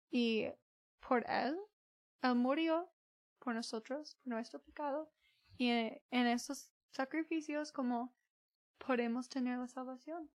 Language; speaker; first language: Spanish; early bilingual, heritage; Spanish